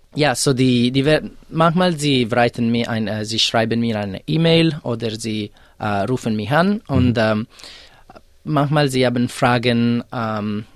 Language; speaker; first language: German; non-native, fluent; Italian